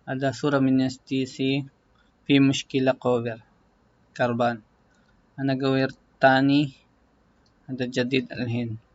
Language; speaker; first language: Arabic; non-native, learner; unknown